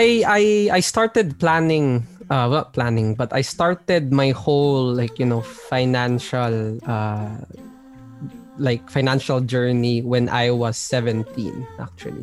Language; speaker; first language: English; non-native, local second language; Hiligaynon